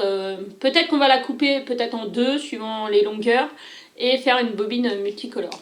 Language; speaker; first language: French; native; French